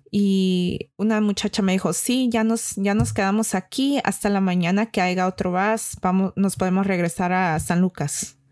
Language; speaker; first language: Spanish; early bilingual, heritage; Spanish